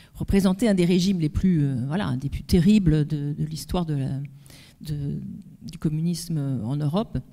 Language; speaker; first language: French; native; French